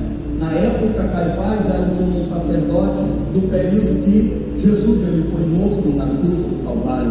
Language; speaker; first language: Portuguese; native; Portuguese